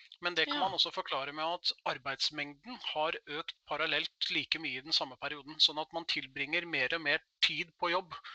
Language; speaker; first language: Norwegian; native; Norwegian